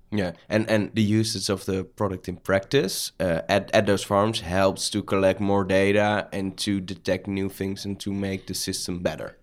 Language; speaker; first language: English; non-native, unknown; Dutch